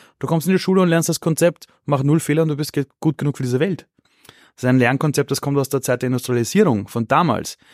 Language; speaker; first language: German; early bilingual, other home language; Persian